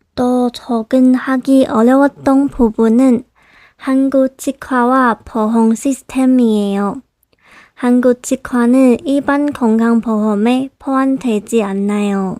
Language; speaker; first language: Korean; non-native, local second language; Chinese